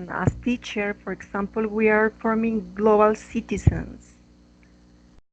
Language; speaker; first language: English; non-native, learner; Spanish